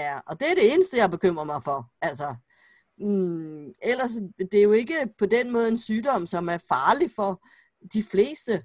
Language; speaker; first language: Danish; native; Danish